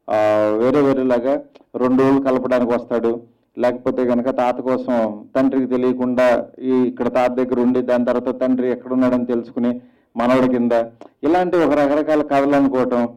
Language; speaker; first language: Telugu; native; Telugu